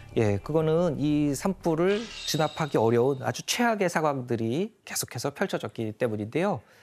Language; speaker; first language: Korean; native; Korean